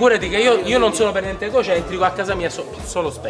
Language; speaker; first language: Italian; native; Italian